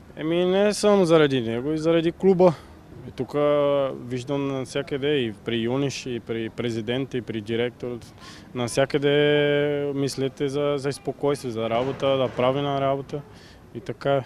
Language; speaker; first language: Bulgarian; non-native, learner; Portuguese